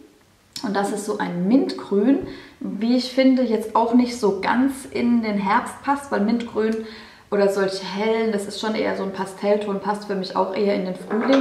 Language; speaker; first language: German; native; German